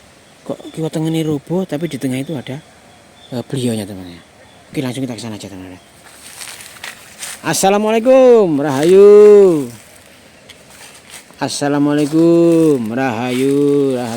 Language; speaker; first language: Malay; non-native, local second language; Javanese